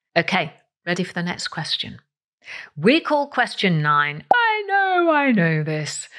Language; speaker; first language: English; native; English